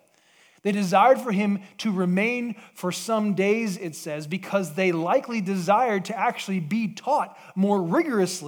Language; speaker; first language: English; native; English